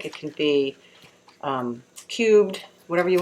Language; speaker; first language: English; native; English